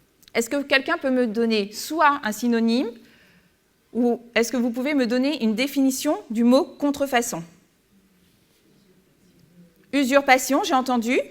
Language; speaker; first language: French; native; French